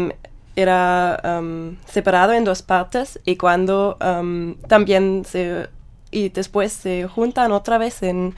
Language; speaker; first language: Spanish; non-native, learner; German